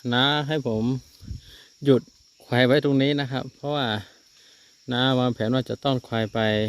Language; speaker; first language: Thai; non-native, local second language; Karen languages